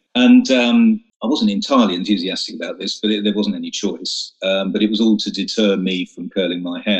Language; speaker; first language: English; native; English